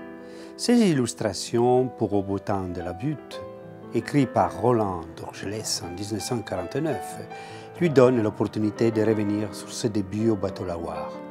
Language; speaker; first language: French; native; French